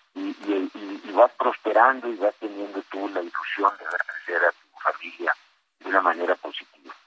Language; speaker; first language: Spanish; native; Spanish